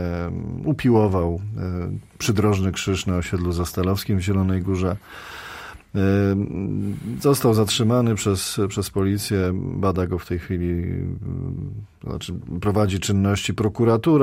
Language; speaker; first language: Polish; native; Polish